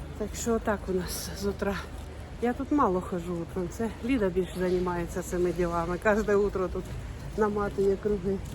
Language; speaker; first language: Ukrainian; native; Ukrainian